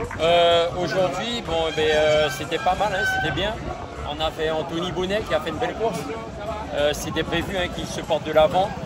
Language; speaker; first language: French; native; French